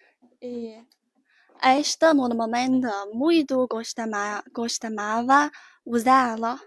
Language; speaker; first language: Portuguese; non-native, learner; Chinese